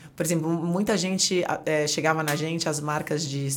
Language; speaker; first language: Portuguese; native; Portuguese